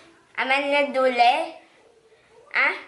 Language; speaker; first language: French; early bilingual, heritage; English